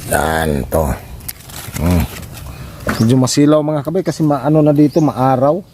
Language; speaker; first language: Filipino; non-native, local second language; Cebuano